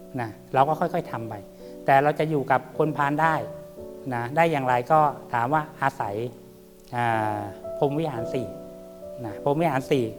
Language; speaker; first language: Thai; native; Thai